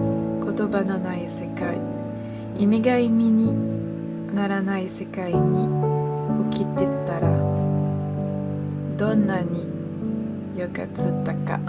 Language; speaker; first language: Japanese; non-native, learner; French